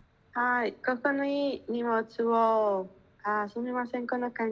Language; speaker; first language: Japanese; non-native, learner; Spanish